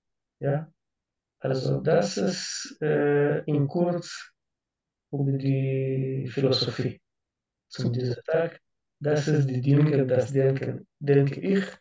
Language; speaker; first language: German; non-native, learner; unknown